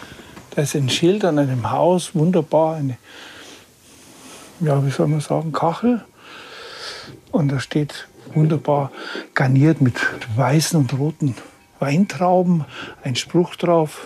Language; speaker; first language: German; native; German